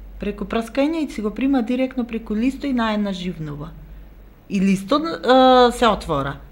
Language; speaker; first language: Macedonian; native; Macedonian